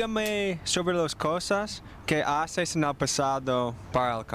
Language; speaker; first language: Spanish; non-native, learner; English